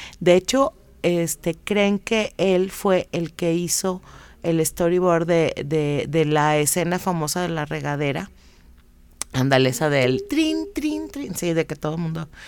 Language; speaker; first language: Spanish; native; Spanish